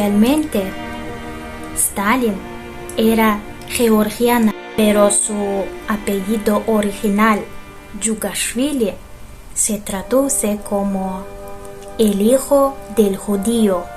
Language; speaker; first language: Spanish; non-native, fluent; Russian